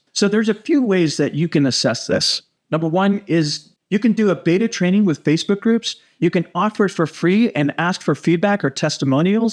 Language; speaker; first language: English; native; English